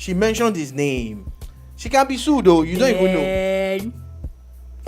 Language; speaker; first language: English; non-native, local second language; Yoruba